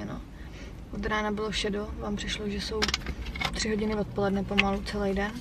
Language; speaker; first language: Czech; native; Czech